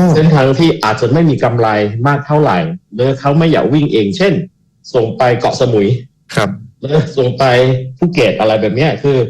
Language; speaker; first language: Thai; non-native, fluent; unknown